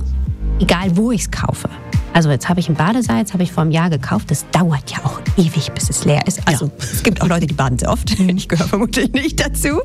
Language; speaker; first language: German; native; German